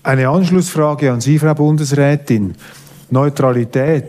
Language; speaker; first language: German; native; German